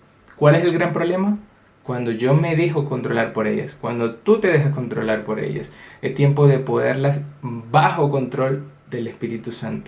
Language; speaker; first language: Spanish; native; Spanish